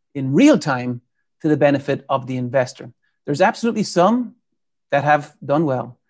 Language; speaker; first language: English; native; English